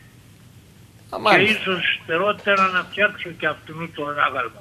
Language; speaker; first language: Greek; early bilingual, heritage; Greek